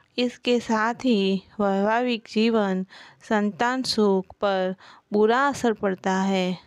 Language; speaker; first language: Hindi; non-native, local second language; Gujarati